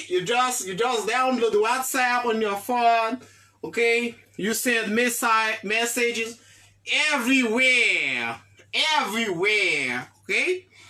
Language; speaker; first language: English; non-native, fluent; Haitian Creole